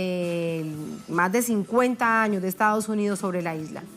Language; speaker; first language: Spanish; native; Spanish